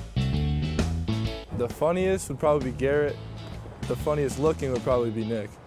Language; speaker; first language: English; native; English